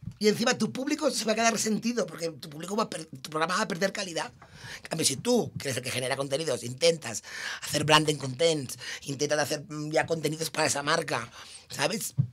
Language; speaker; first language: Spanish; native; Spanish